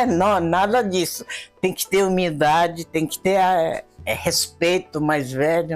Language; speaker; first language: Portuguese; non-native, fluent; Japanese